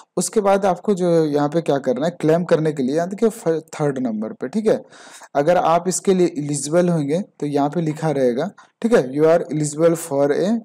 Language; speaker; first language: Hindi; native; Hindi